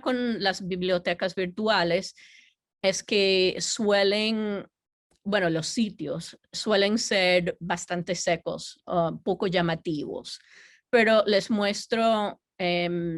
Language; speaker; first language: Spanish; non-native, fluent; English